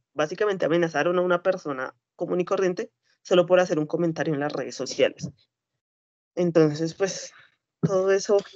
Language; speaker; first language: Spanish; native; Spanish